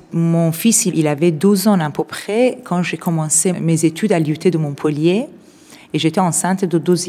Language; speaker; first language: French; non-native, fluent; Persian